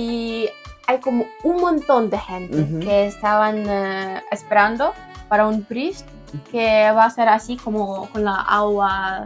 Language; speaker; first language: Spanish; non-native, learner; Ukrainian